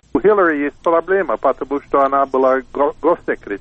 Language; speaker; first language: Russian; non-native, fluent; English